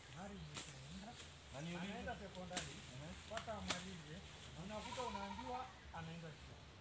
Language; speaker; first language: Swahili; non-native, local second language; Masai